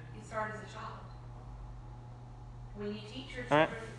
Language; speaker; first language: English; native; English